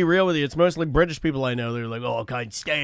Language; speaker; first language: English; native; English